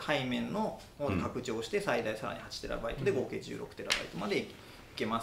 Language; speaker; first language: Japanese; native; Japanese